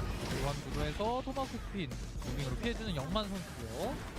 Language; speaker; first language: Korean; native; Korean